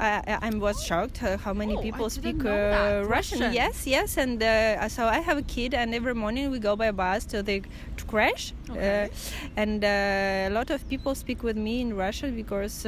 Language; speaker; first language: English; non-native, fluent; Russian